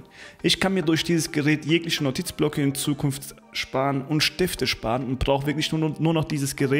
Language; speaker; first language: German; native; German